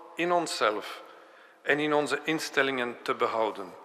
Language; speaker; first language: Dutch; non-native, local second language; French